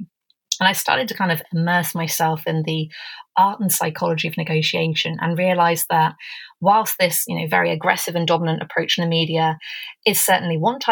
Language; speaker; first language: English; native; English